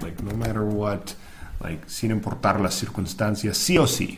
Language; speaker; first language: Spanish; non-native, fluent; English